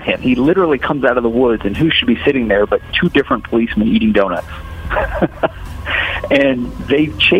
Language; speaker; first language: English; native; English